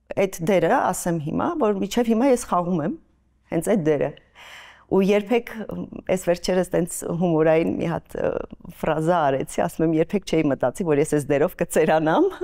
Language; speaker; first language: Armenian; native; Armenian